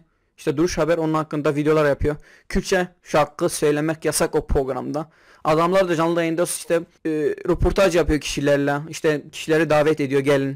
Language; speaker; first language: Turkish; non-native, local second language; Kurdish